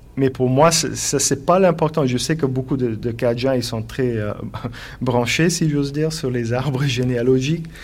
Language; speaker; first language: French; non-native, local second language; English